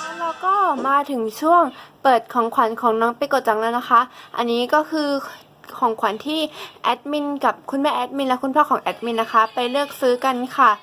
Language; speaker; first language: Thai; native; Thai